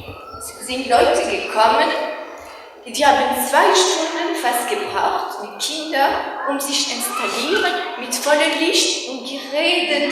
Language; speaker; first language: German; non-native, fluent; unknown